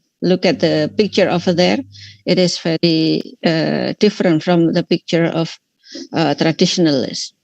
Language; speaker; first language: English; non-native, fluent; Indonesian